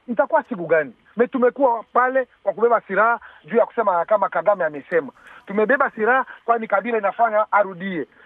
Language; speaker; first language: Swahili; native; Swahili